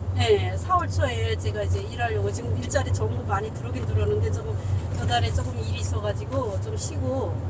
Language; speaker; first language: Korean; native; Korean